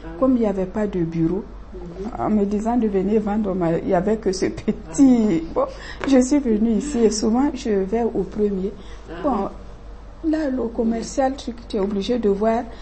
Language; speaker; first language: French; non-native, local second language; Bambara